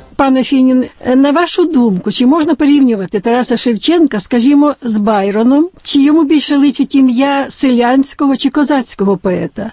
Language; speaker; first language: Ukrainian; native; Ukrainian